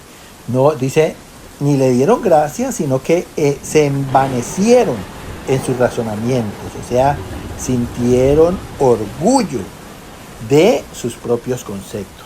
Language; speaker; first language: Spanish; native; Spanish